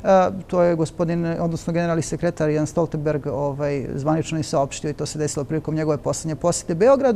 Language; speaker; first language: Bosnian; native; Bosnian